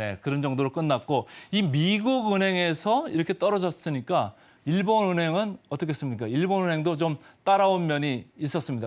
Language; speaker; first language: Korean; native; Korean